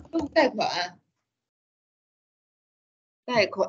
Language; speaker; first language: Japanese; non-native, fluent; Chinese